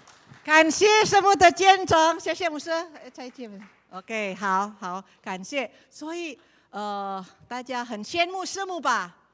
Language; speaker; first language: Chinese; non-native, learner; Indonesian